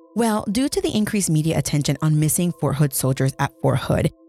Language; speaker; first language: English; early bilingual, other home language; Spanish